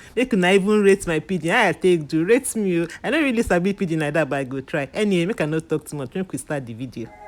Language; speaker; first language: Nigerian Pidgin; non-native, local second language; Igbo